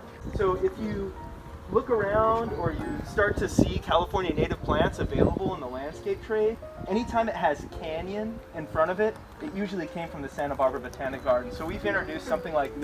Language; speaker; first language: English; native; English